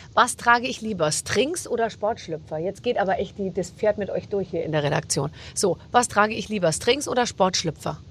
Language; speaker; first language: German; native; German